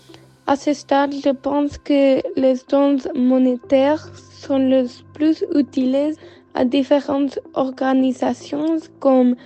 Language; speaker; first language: French; non-native, learner; English